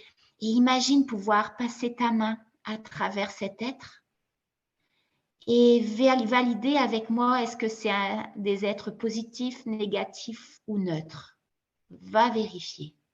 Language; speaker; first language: French; native; French